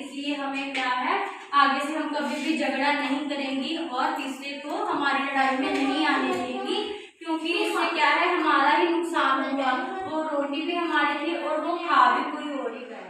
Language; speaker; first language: Hindi; native; Hindi